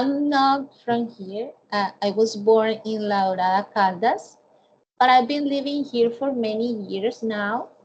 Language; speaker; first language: English; non-native, fluent; Spanish